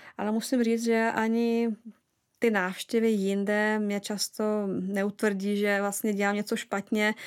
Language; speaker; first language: Czech; non-native, fluent; Russian